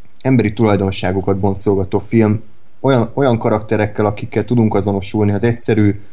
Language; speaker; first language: Hungarian; native; Hungarian